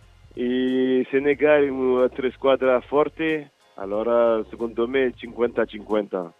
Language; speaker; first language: Italian; non-native, fluent; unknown